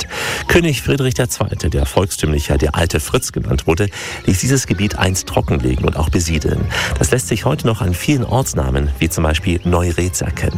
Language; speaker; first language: German; native; German